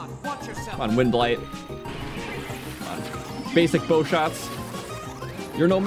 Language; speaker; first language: English; native; English